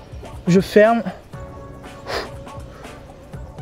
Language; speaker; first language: French; native; French